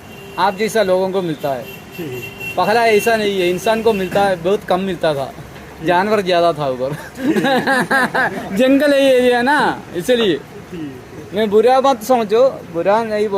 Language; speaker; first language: Hindi; non-native, local second language; Malayalam